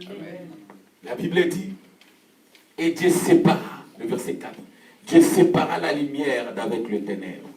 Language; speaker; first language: French; non-native, local second language; Lingala